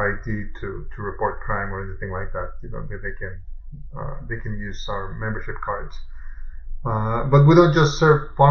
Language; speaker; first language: English; native; English